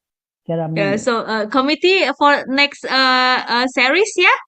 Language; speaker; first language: English; non-native, fluent; Indonesian